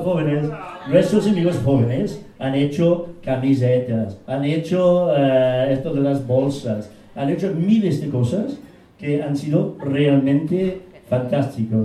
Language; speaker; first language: Spanish; non-native, fluent; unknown